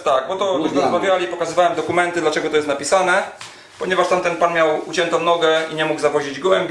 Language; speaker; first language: Polish; native; Polish